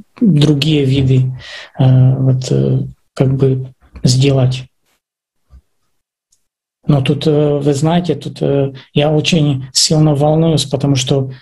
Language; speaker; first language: Russian; non-native, fluent; Czech